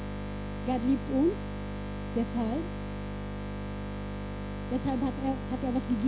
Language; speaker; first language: German; non-native, fluent; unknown